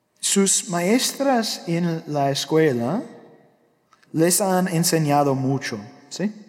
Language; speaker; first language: Spanish; non-native, fluent; English